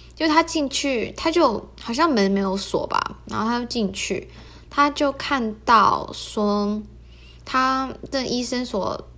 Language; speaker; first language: Chinese; early bilingual, heritage; Chinese